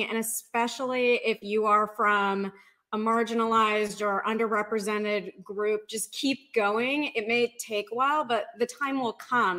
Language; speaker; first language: English; native; English